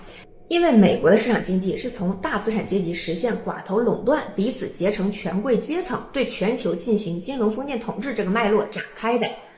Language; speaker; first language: Chinese; native; Chinese